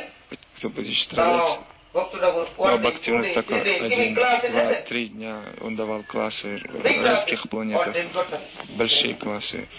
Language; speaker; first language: Russian; non-native, learner; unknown